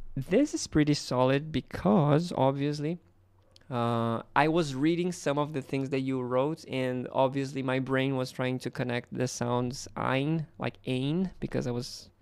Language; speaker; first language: English; non-native, fluent; Portuguese